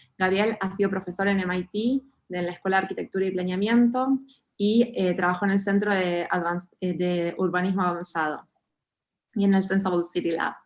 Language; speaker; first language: Spanish; native; Spanish